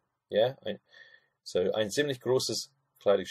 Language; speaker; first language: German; non-native, fluent; English